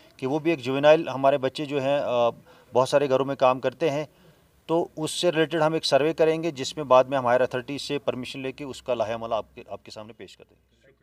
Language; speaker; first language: Hindi; non-native, local second language; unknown